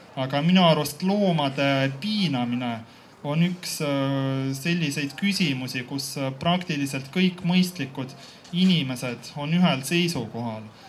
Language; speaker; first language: Estonian; native; Estonian